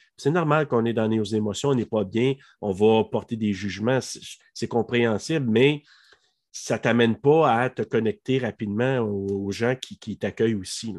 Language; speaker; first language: French; native; French